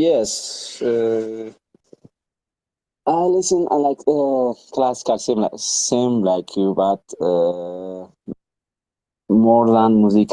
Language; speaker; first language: English; non-native, learner; Amharic